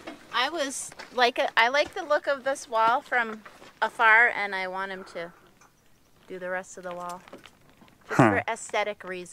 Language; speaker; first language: English; native; English